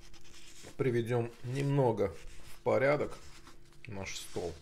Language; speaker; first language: Russian; non-native, local second language; Azerbaijani